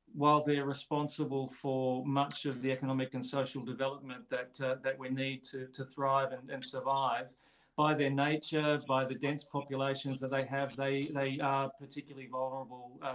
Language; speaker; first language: English; native; English